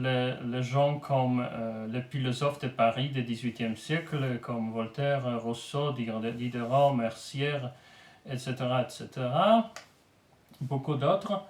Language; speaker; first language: French; non-native, learner; Polish